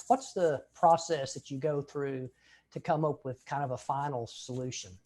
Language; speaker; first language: English; native; English